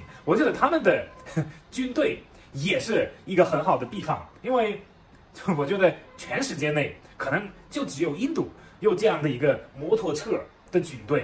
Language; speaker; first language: Chinese; non-native, fluent; German